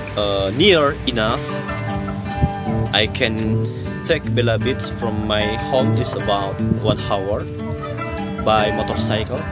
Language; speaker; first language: English; non-native, learner; Indonesian